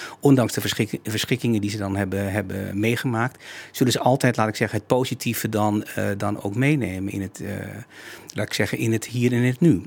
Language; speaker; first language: Dutch; native; Dutch